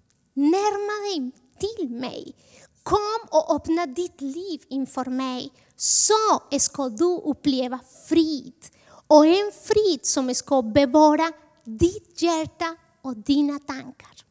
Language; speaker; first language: Swedish; non-native, fluent; Spanish